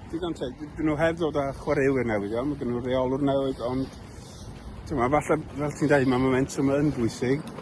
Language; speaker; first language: Welsh; native; Welsh